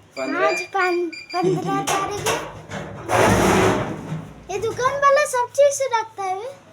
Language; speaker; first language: Hindi; non-native, local second language; Odia